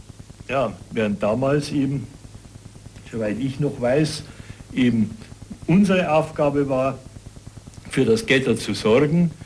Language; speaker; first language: German; native; German